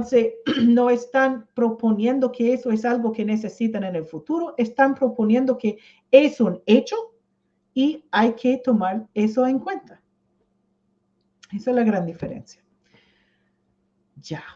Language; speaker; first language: Spanish; non-native, fluent; English